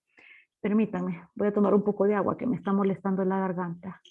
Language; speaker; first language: Spanish; native; Spanish